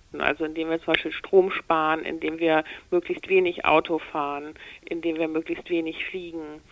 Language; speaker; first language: German; native; German